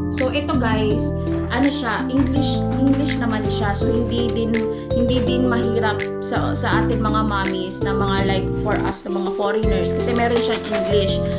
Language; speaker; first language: Filipino; native; Filipino